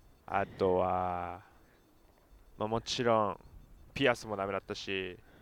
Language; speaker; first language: Japanese; native; Japanese